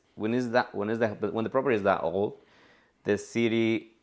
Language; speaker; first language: English; non-native, fluent; Spanish